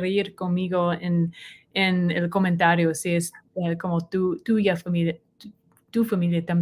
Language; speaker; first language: Spanish; non-native, learner; English